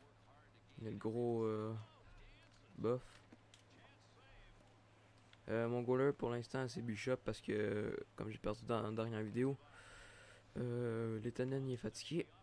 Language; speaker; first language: French; native; French